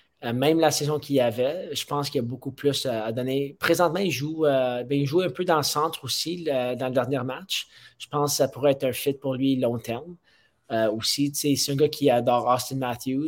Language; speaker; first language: French; non-native, fluent; English